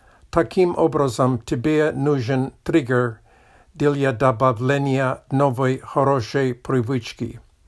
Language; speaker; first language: Russian; non-native, learner; English